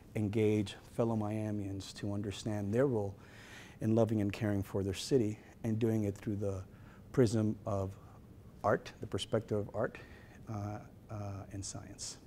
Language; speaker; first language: English; native; English